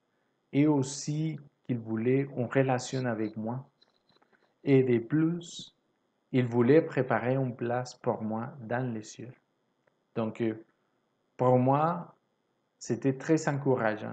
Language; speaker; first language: French; non-native, fluent; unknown